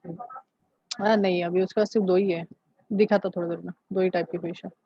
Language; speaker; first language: Hindi; non-native, local second language; Marathi